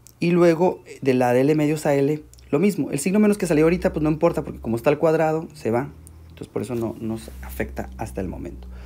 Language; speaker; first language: Spanish; native; Spanish